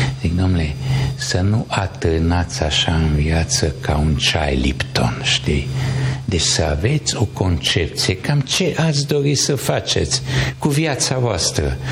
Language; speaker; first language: Romanian; non-native, local second language; Hungarian